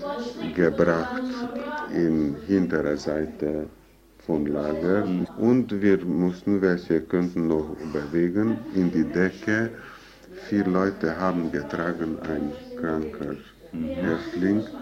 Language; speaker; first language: German; non-native, fluent; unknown